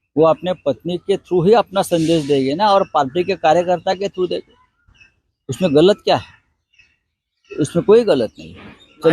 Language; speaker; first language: Hindi; non-native, local second language; Marathi